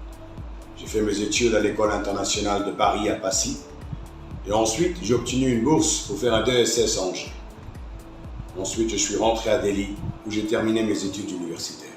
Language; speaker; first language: French; non-native, fluent; Hindi